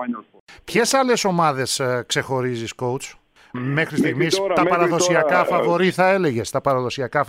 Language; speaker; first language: Greek; native; Greek